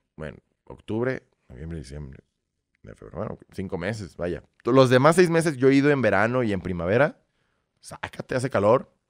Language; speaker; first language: Spanish; early bilingual, other home language; Russian